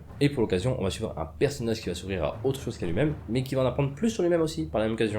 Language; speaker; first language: French; native; French